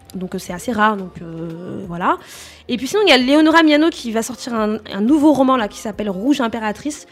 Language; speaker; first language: French; native; French